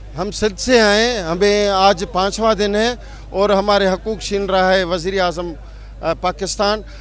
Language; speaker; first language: Urdu; non-native, local second language; Sindhi